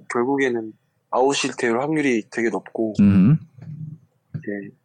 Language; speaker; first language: Korean; native; Korean